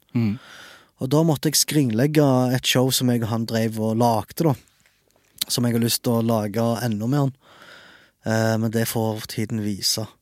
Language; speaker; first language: Norwegian; early bilingual, other home language; Arabic